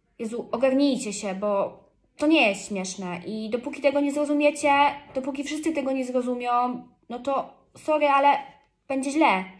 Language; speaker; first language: Polish; early bilingual, heritage; Polish